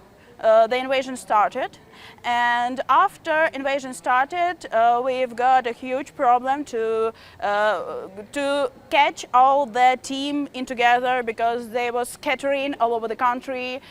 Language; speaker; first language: English; non-native, fluent; Ukrainian